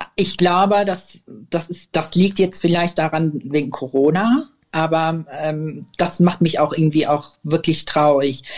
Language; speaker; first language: German; non-native, fluent; Arabic